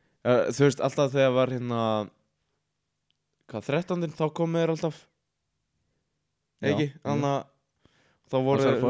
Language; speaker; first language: Icelandic; native; Icelandic